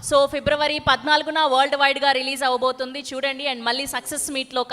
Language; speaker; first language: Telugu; native; Telugu